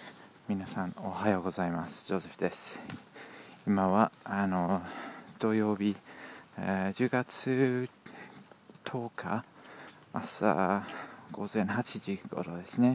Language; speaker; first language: Japanese; non-native, learner; English